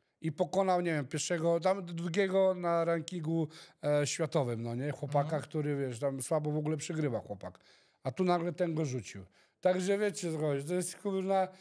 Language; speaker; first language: Polish; early bilingual, heritage; Polish